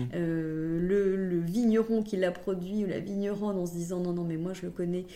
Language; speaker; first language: French; native; French